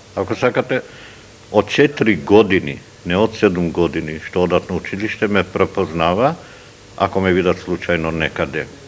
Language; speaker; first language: Macedonian; non-native, local second language; Turkish